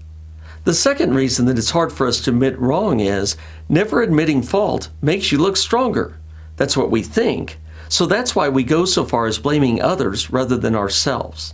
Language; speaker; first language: English; native; English